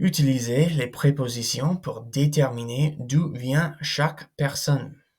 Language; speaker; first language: French; non-native, fluent; English